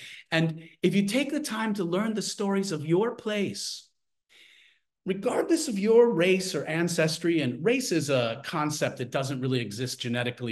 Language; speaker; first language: English; native; English